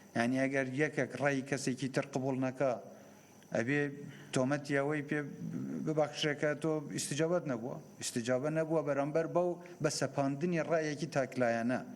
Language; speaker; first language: Central Kurdish; native; Central Kurdish